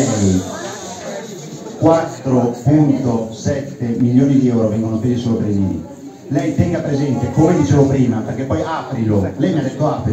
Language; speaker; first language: Italian; native; Italian